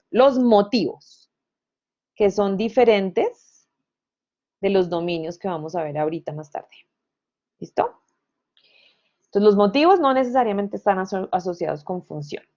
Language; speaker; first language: Spanish; native; Spanish